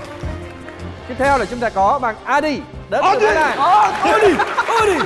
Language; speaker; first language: Vietnamese; non-native, fluent; English